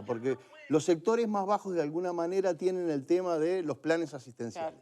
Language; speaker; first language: Spanish; native; Spanish